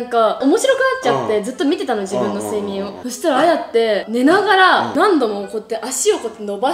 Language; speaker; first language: Japanese; native; Japanese